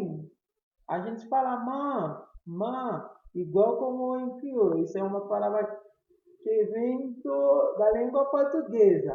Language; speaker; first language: Portuguese; non-native, fluent; Haitian Creole